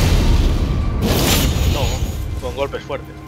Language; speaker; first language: Spanish; native; Spanish